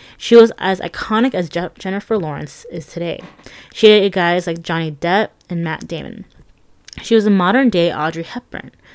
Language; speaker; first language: English; early bilingual, other home language; Persian